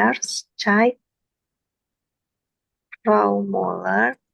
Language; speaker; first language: German; non-native, learner; Indonesian